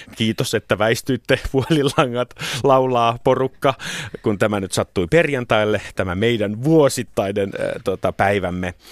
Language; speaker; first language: Finnish; native; Finnish